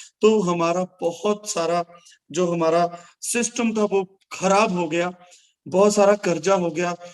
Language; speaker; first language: Hindi; non-native, local second language; Punjabi